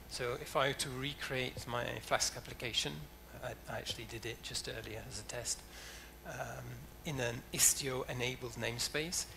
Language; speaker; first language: English; native; English